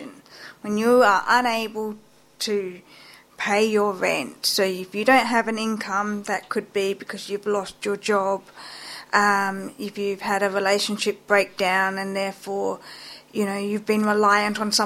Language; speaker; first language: English; native; English